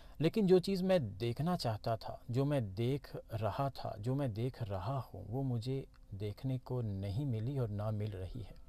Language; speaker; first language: Urdu; native; Urdu